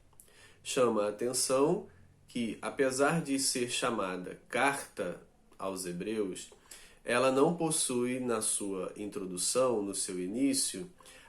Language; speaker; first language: Portuguese; native; Portuguese